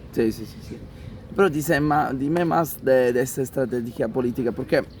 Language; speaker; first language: Spanish; non-native, fluent; Italian